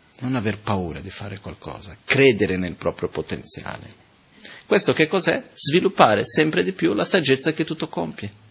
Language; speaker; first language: Italian; non-native, fluent; Portuguese